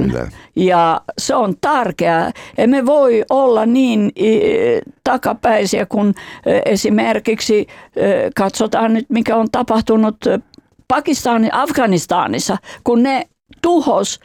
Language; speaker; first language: Finnish; non-native, fluent; Albanian